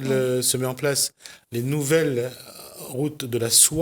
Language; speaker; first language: French; native; French